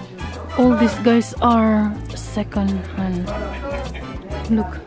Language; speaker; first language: English; non-native, local second language; Filipino